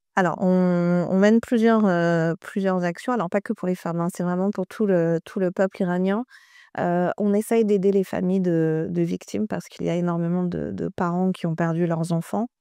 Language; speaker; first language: French; early bilingual, other home language; Persian